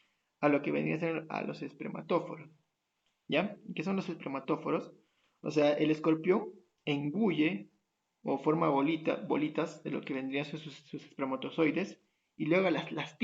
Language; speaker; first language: Spanish; native; Spanish